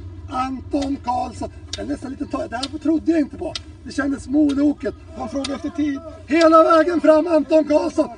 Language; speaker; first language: Swedish; native; Swedish